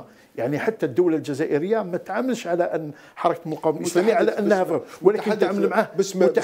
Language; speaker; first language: Arabic; native; Arabic